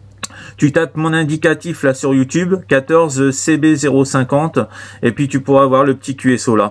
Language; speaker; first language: French; native; French